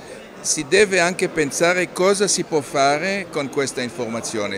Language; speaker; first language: Italian; non-native, fluent; Hebrew